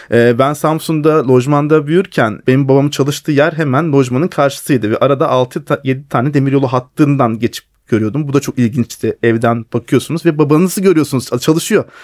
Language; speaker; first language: Turkish; native; Turkish